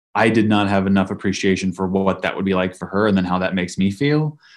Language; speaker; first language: English; native; English